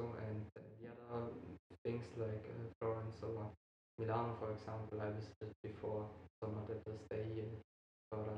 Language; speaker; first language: English; non-native, fluent; German